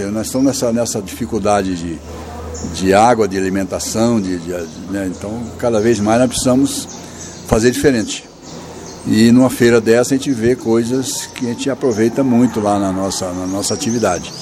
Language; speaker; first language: Portuguese; native; Portuguese